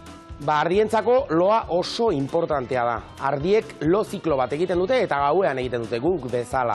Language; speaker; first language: Basque; native; Basque